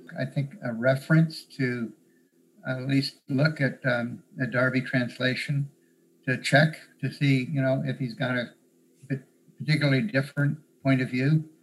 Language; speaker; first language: English; native; English